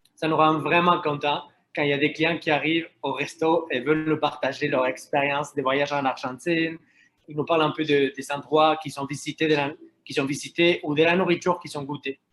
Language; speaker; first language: French; non-native, fluent; Spanish